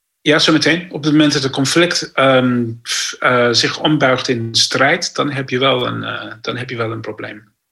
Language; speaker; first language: Dutch; non-native, fluent; English